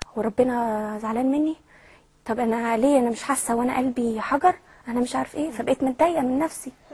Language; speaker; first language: Arabic; early bilingual, heritage; Arabic